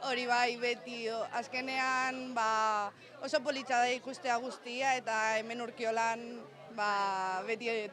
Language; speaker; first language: Basque; non-native, local second language; Spanish